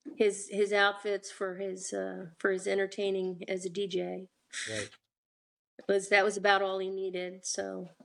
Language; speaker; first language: English; native; English